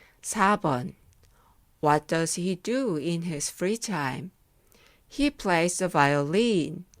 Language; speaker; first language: English; non-native, fluent; Korean